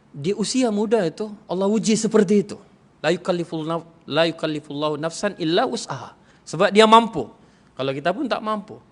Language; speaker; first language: Malay; non-native, local second language; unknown